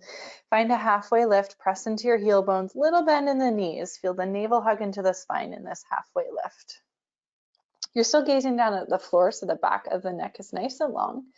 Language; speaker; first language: English; native; English